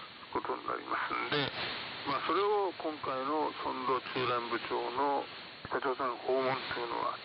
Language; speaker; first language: Japanese; native; Japanese